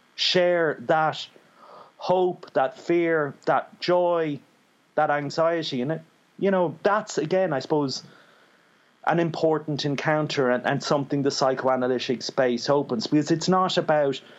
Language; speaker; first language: English; native; English